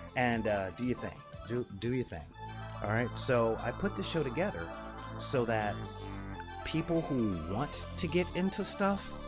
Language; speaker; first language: English; native; English